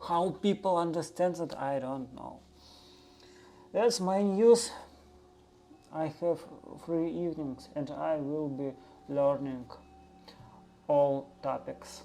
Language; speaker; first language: English; non-native, learner; Russian